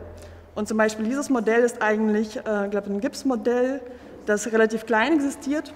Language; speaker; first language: German; native; German